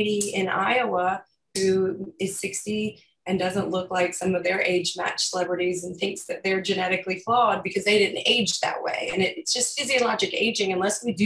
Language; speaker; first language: English; native; English